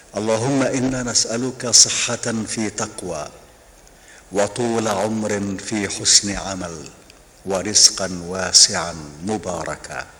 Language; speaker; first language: Arabic; non-native, fluent; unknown